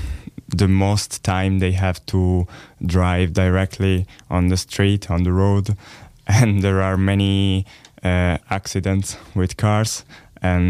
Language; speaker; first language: English; non-native, learner; Italian